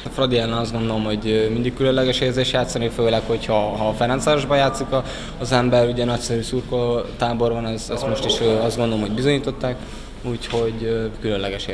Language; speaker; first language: Hungarian; native; Hungarian